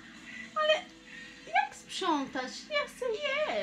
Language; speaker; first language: Polish; non-native, fluent; Portuguese